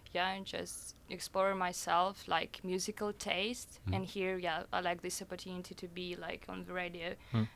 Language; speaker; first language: English; non-native, fluent; Russian